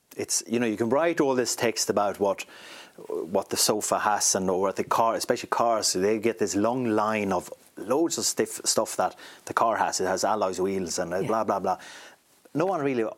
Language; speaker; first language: English; non-native, fluent; Swedish